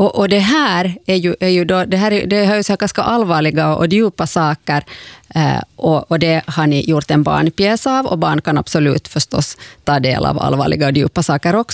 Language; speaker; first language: Swedish; native; Swedish